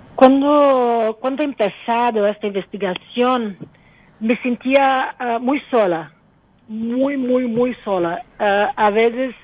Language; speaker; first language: Spanish; non-native, fluent; Portuguese